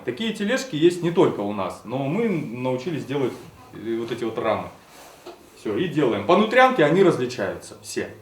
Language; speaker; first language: Russian; native; Russian